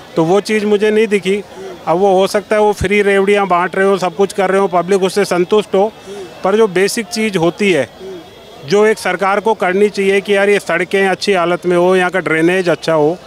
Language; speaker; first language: Hindi; native; Hindi